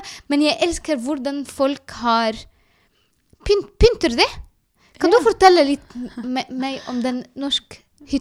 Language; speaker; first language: Norwegian; non-native, learner; Arabic